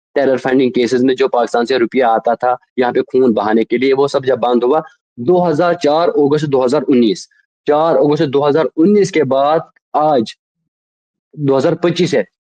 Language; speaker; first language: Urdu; non-native, local second language; Kashmiri